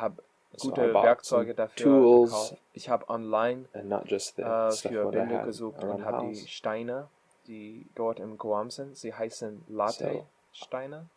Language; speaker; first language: German; non-native, learner; English